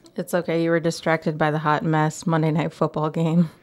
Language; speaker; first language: English; native; English